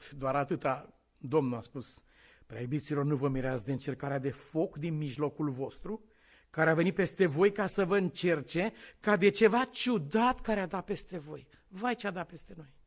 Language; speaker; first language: Romanian; native; Romanian